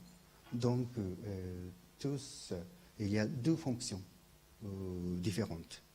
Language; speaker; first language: French; non-native, learner; Japanese